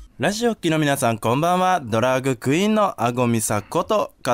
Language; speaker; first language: Japanese; native; Japanese